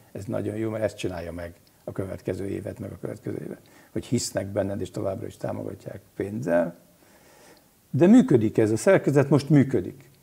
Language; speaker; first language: Hungarian; native; Hungarian